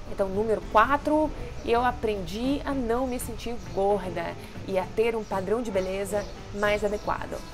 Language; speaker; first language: Portuguese; non-native, fluent; Russian